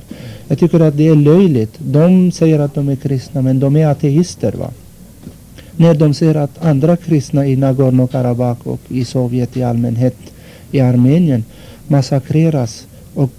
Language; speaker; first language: Swedish; non-native, fluent; Armenian